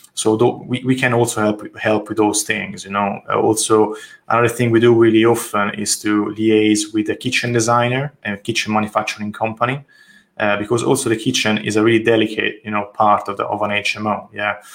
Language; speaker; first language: English; non-native, fluent; Italian